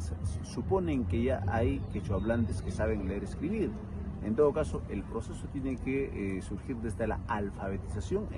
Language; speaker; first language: Spanish; non-native, local second language; Quechua